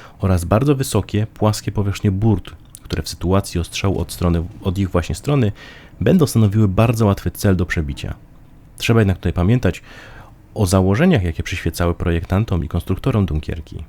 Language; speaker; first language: Polish; native; Polish